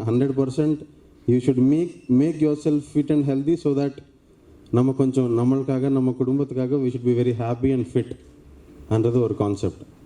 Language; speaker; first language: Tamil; non-native, local second language; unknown